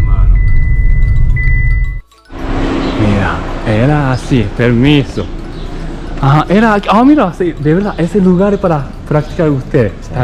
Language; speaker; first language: Spanish; non-native, learner; Japanese